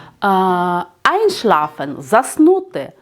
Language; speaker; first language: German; non-native, fluent; Ukrainian